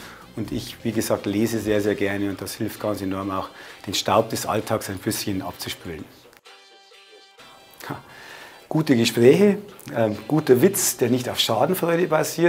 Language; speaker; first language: German; native; German